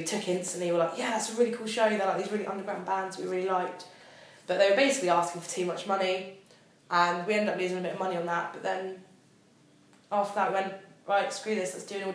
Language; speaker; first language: English; native; English